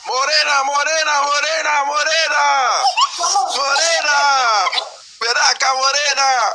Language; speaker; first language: Spanish; non-native, learner; Haitian Creole